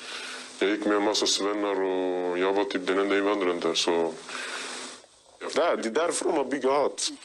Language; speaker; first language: Swedish; early bilingual, other home language; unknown